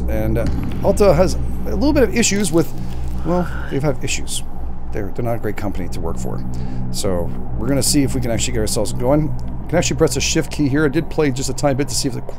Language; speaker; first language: English; native; English